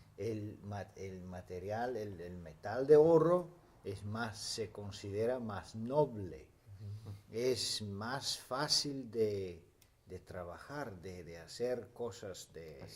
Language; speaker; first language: Spanish; non-native, fluent; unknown